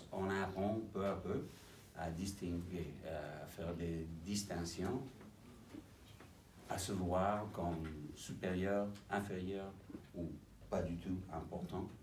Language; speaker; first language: French; non-native, fluent; English